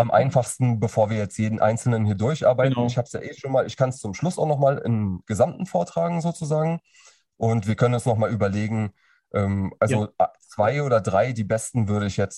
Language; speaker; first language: German; native; German